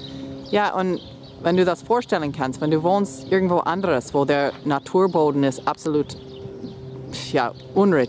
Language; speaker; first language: German; non-native, fluent; English